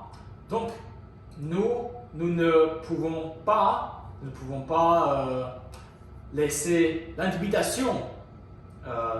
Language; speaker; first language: French; non-native, learner; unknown